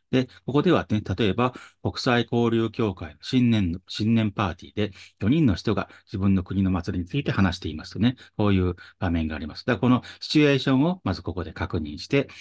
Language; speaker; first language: Japanese; native; Japanese